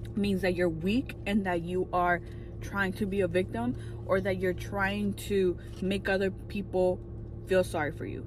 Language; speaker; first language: English; early bilingual, other home language; Spanish